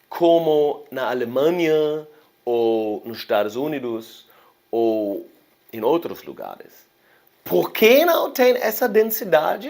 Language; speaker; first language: Portuguese; non-native, fluent; German